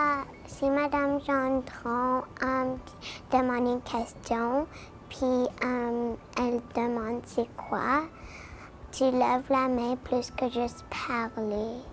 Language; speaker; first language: French; non-native, local second language; English